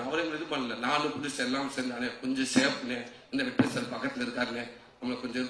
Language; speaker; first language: Tamil; native; Tamil